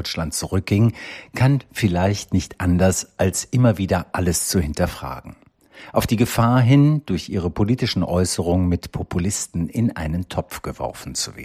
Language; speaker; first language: German; native; German